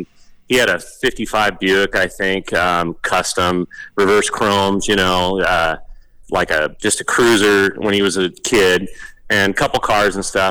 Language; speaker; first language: English; native; English